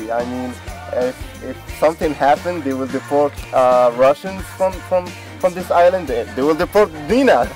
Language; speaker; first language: English; non-native, fluent; Arabic